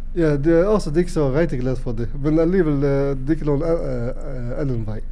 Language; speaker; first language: Danish; non-native, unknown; Arabic